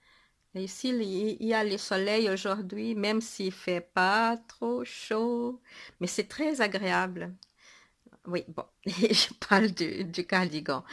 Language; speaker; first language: French; non-native, fluent; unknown